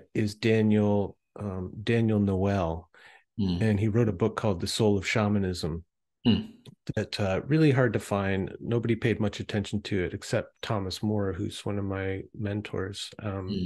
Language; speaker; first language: English; native; English